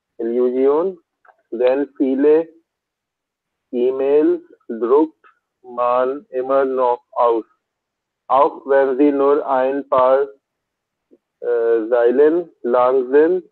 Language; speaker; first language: German; non-native, learner; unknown